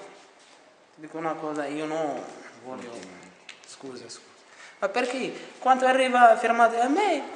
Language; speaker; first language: Italian; non-native, learner; Arabic